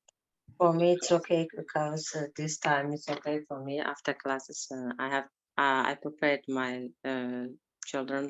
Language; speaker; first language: English; non-native, learner; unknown